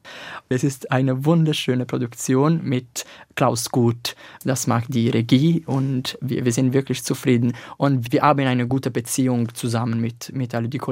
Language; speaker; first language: German; non-native, learner; Italian